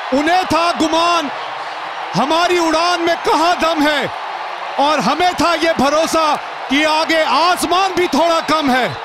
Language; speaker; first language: Hindi; native; Hindi